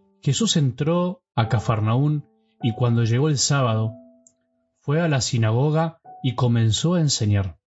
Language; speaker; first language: Spanish; native; Spanish